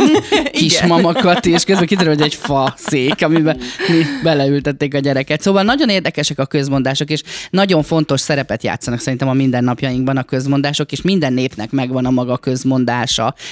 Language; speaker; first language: Hungarian; native; Hungarian